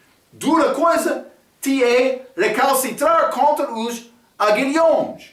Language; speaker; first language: Portuguese; non-native, fluent; English